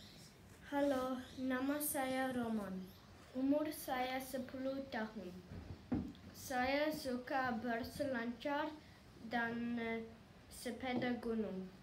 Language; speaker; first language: Indonesian; non-native, learner; English